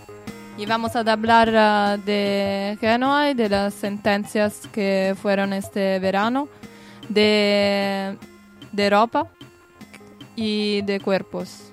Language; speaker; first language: Spanish; non-native, learner; Italian